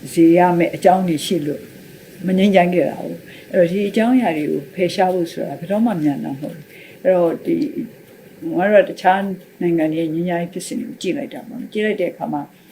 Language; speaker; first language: Burmese; native; Burmese